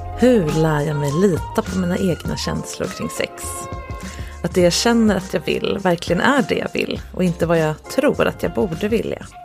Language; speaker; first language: Swedish; native; Swedish